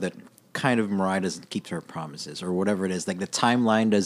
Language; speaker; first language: English; non-native, local second language; Filipino